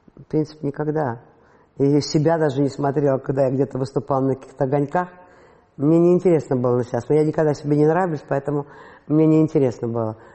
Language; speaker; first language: Russian; non-native, local second language; Latvian